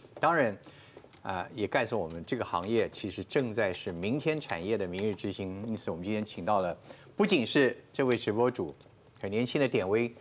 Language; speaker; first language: Chinese; native; Chinese